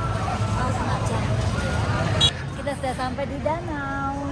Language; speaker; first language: Indonesian; native; Indonesian